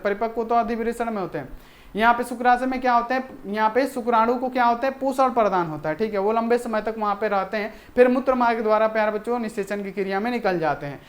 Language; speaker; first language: Hindi; native; Hindi